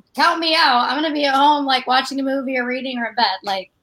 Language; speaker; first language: English; native; English